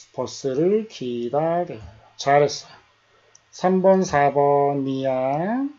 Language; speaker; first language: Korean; native; Korean